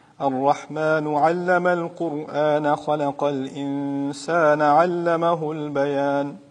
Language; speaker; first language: Urdu; early bilingual, heritage; Urdu